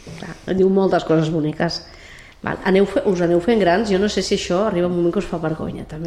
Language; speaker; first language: Catalan; native; Catalan